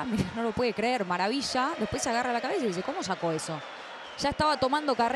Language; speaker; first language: Spanish; native; Spanish